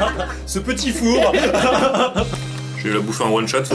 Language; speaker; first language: French; native; French